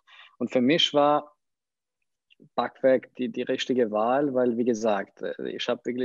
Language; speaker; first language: German; non-native, fluent; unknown